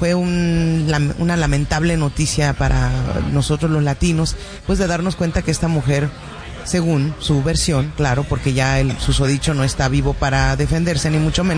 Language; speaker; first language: Spanish; early bilingual, heritage; Spanish